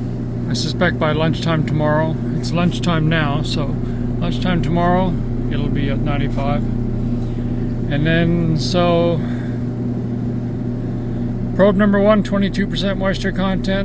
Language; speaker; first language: English; native; English